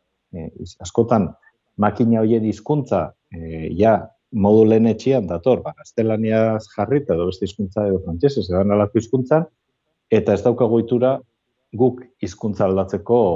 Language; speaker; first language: Basque; native; Basque